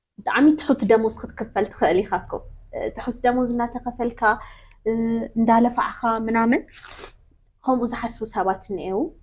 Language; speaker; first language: Tigrinya; non-native, local second language; Amharic